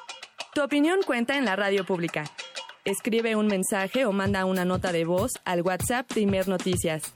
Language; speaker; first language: Spanish; native; Spanish